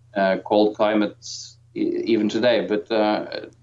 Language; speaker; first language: English; non-native, fluent; Norwegian